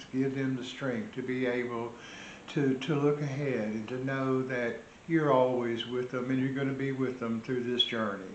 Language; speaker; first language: English; native; English